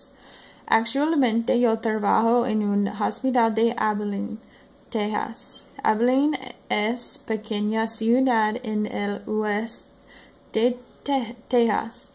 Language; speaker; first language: Spanish; non-native, learner; English